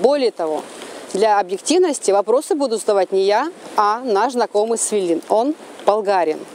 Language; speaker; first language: Russian; native; Russian